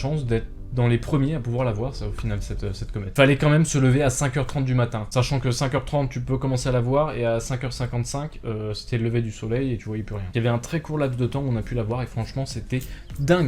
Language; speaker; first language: French; native; French